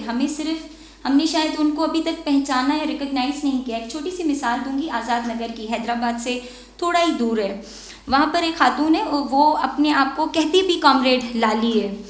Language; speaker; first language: Urdu; non-native, local second language; Sindhi